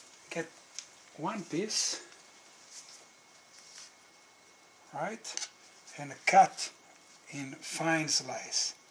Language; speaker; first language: English; non-native, learner; Italian